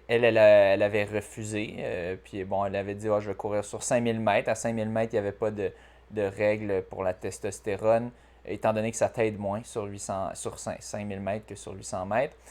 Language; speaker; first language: French; native; French